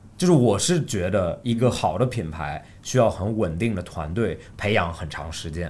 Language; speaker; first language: Chinese; early bilingual, heritage; Chinese